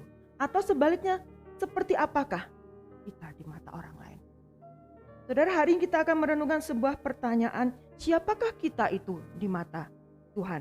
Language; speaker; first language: Indonesian; native; Indonesian